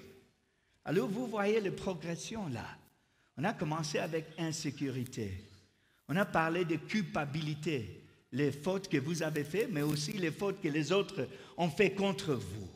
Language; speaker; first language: French; non-native, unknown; English